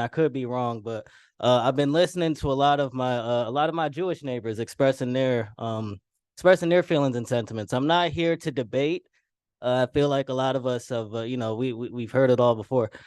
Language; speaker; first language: English; non-native, fluent; Arabic